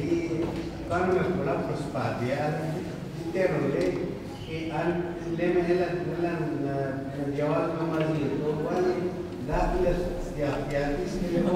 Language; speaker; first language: Greek; non-native, learner; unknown